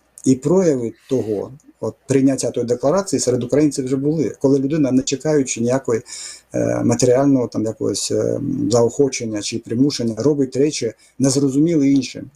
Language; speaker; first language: Ukrainian; non-native, fluent; Russian